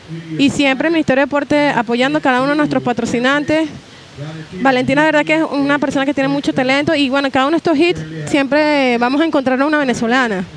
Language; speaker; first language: Spanish; native; Spanish